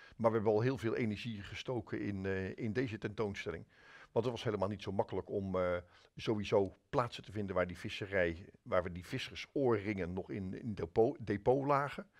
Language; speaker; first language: Dutch; native; Dutch